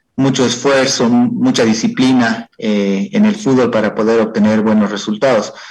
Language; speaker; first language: Spanish; native; Spanish